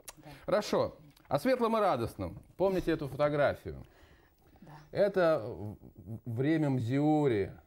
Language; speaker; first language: Russian; native; Russian